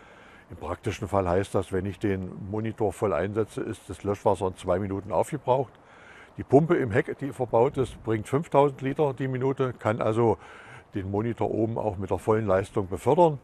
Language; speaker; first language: German; native; German